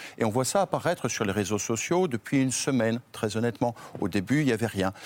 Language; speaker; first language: French; native; French